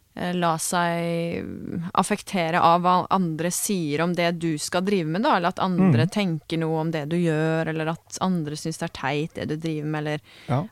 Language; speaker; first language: Norwegian; native; Norwegian